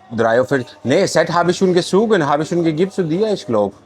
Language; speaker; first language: German; non-native, learner; Urdu